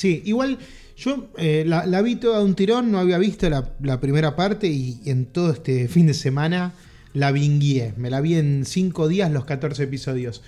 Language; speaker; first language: Spanish; native; Spanish